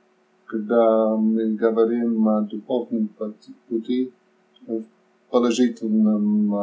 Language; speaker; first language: Russian; non-native, fluent; English